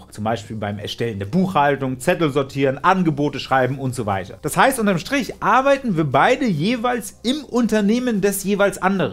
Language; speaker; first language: German; native; German